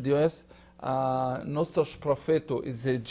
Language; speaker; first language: Spanish; non-native, learner; Hebrew